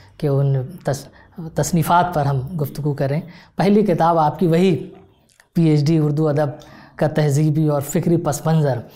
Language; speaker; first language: Hindi; native; Hindi